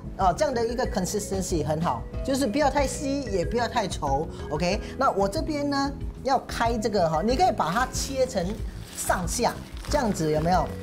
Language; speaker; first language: Chinese; native; Chinese